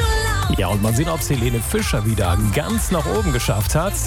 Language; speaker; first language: German; native; German